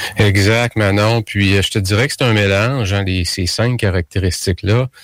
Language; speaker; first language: French; native; French